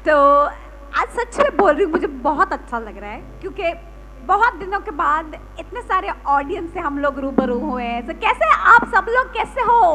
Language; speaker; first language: Hindi; non-native, local second language; Marathi